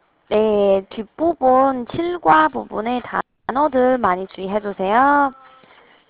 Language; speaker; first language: Korean; non-native, fluent; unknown